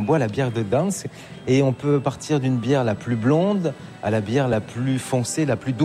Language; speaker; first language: French; native; French